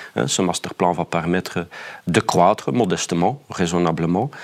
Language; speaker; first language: French; non-native, fluent; Dutch